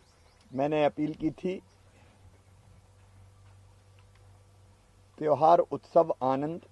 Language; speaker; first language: Hindi; native; Hindi